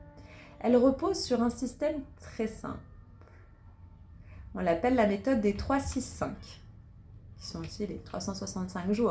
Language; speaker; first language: French; native; French